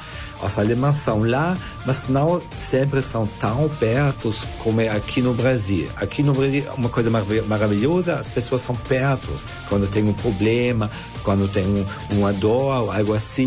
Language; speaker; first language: Portuguese; non-native, fluent; German